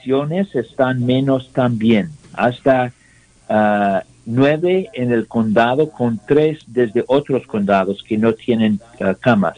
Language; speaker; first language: Spanish; non-native, learner; English